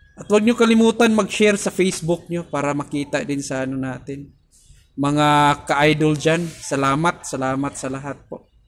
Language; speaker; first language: Filipino; non-native, local second language; Cebuano